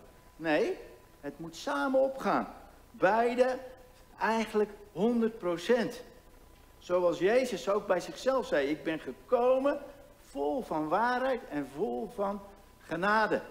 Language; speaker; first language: Dutch; native; Dutch